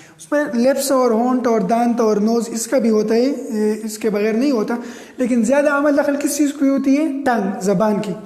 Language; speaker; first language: Urdu; non-native, local second language; Pashto